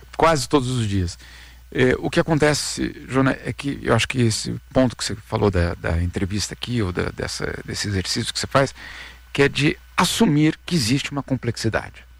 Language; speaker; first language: Portuguese; native; Portuguese